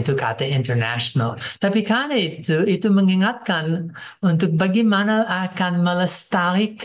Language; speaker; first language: Indonesian; non-native, fluent; English